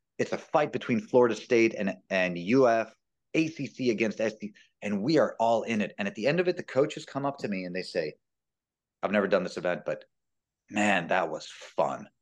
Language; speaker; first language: English; early bilingual, other home language; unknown